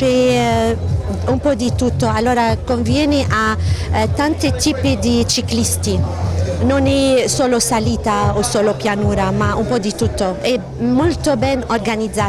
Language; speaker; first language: Italian; non-native, fluent; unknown